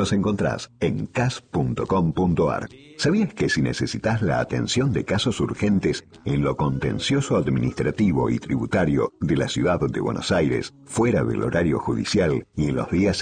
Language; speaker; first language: Spanish; native; Spanish